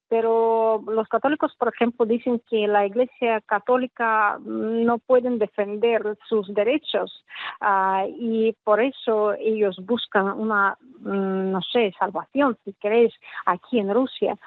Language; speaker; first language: Spanish; non-native, fluent; Russian